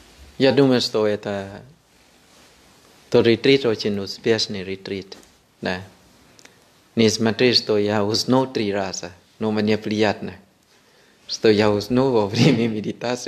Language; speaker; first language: Russian; non-native, fluent; Thai